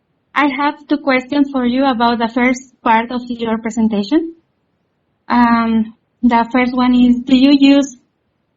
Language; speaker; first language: English; non-native, fluent; Spanish